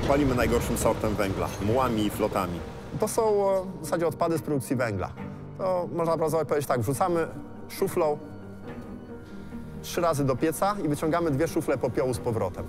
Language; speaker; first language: Polish; native; Polish